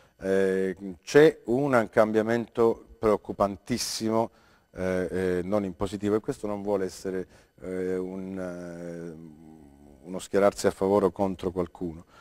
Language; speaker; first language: Italian; native; Italian